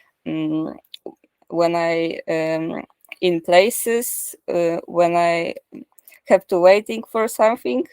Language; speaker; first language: English; non-native, learner; Polish